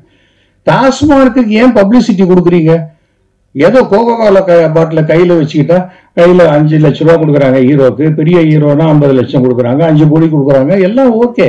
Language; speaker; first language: Tamil; native; Tamil